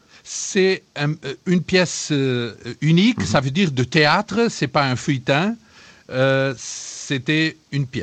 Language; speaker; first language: French; non-native, fluent; Portuguese